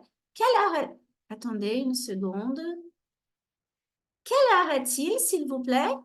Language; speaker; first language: French; non-native, fluent; Portuguese